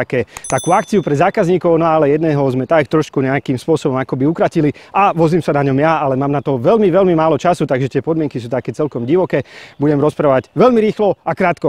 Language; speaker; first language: Slovak; native; Slovak